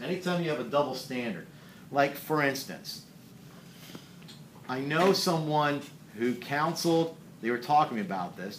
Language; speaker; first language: English; native; English